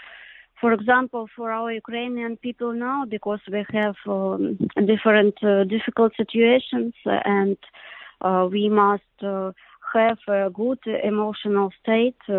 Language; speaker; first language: English; non-native, learner; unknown